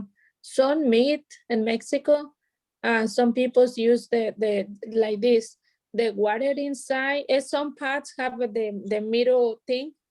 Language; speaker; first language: English; non-native, learner; Spanish